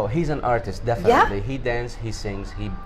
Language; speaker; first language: English; non-native, fluent; Arabic